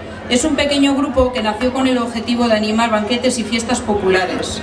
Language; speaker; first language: Spanish; native; Spanish